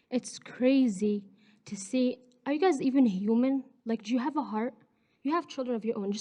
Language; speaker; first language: English; early bilingual, other home language; Arabic